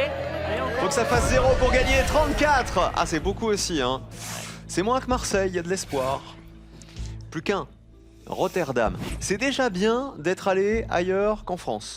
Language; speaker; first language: French; native; French